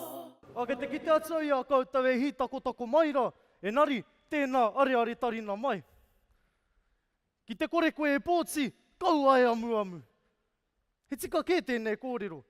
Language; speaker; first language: Māori; non-native, fluent; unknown